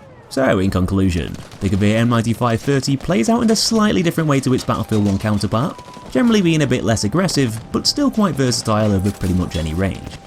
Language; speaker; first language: English; native; English